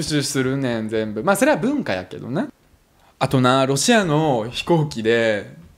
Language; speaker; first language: Japanese; early bilingual, other home language; Russian